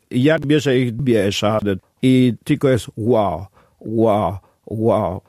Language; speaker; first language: Polish; non-native, fluent; Spanish